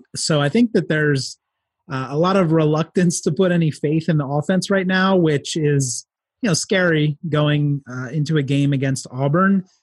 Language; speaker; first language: English; native; English